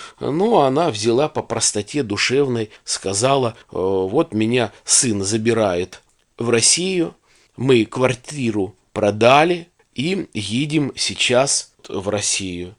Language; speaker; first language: Russian; native; Russian